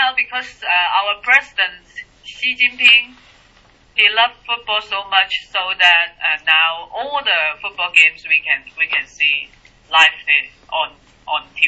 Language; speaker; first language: English; non-native, learner; Chinese